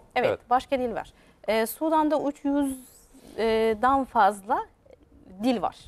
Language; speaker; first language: Turkish; non-native, fluent; Arabic